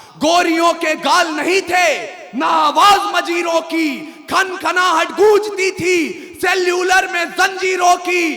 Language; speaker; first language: Hindi; native; Hindi